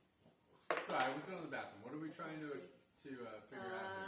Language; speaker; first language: English; native; English